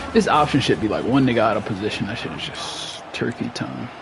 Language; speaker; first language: English; native; English